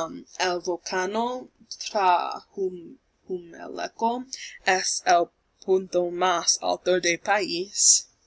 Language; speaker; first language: Spanish; non-native, learner; English